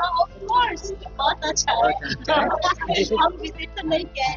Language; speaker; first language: Hindi; non-native, local second language; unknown